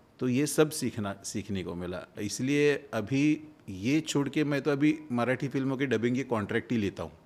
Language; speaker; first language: Hindi; non-native, local second language; Marathi